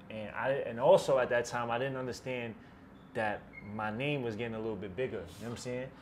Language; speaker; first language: English; native; English